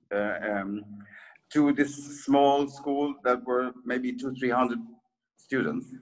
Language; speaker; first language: English; early bilingual, other home language; French